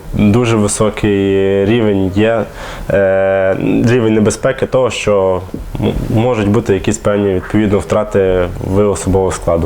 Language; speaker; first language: Ukrainian; native; Ukrainian